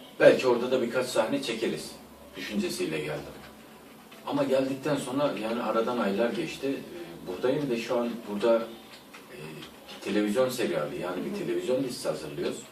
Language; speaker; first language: Turkish; native; Turkish